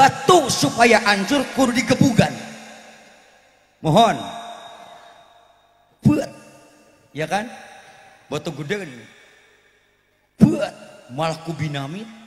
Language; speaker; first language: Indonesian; non-native, local second language; Sundanese